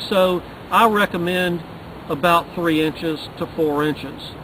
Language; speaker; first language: English; native; English